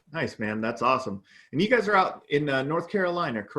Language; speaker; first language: English; native; English